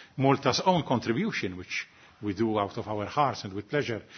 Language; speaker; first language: English; non-native, local second language; Maltese